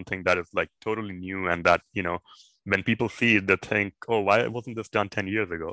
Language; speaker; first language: English; non-native, local second language; Urdu